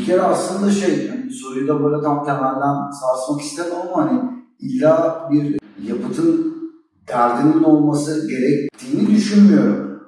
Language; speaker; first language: Turkish; native; Turkish